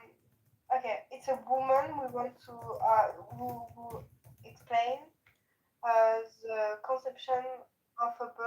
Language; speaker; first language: English; non-native, learner; French